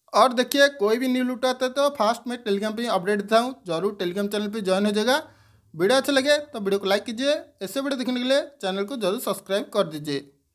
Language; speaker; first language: Hindi; non-native, local second language; Bangla